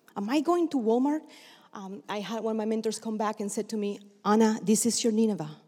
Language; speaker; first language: English; early bilingual, other home language; Spanish